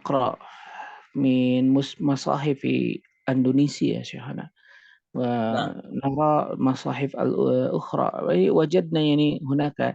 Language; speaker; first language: Arabic; non-native, learner; Indonesian